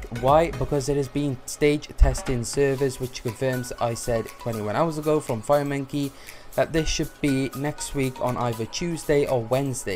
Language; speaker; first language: English; native; English